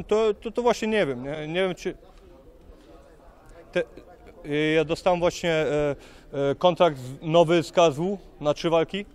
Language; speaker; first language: Polish; early bilingual, heritage; Polish